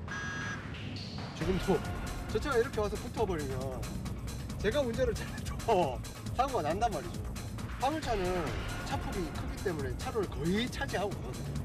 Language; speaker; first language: Korean; native; Korean